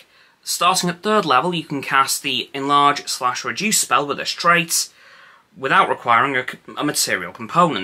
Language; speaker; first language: English; native; English